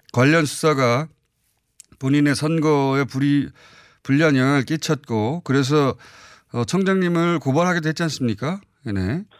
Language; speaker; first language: Korean; native; Korean